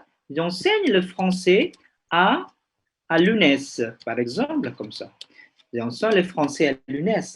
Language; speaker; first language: French; non-native, fluent; Indonesian